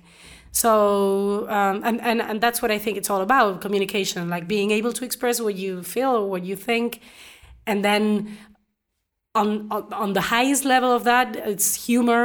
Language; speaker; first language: English; non-native, fluent; Spanish